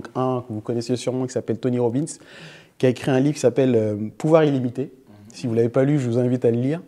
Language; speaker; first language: French; early bilingual, other home language; Fula